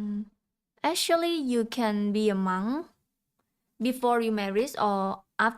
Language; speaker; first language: English; non-native, learner; Thai